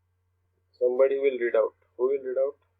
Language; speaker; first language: English; non-native, local second language; Marathi